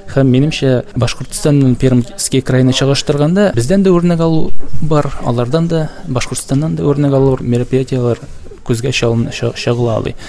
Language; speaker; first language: Tatar; native; Tatar